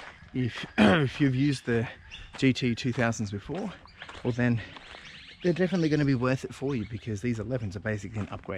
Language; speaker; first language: English; native; English